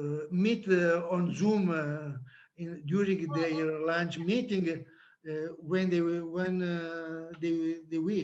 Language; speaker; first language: English; non-native, learner; Italian